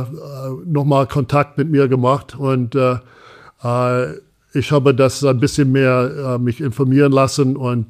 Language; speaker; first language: German; non-native, fluent; English